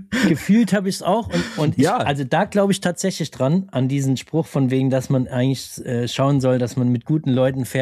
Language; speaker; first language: German; native; German